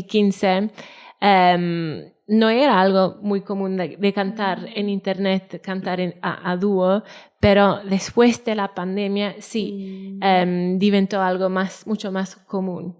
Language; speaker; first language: Spanish; non-native, fluent; Welsh